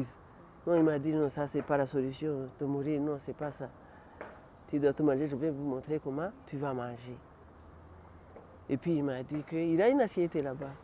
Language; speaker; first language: French; non-native, local second language; Kinyarwanda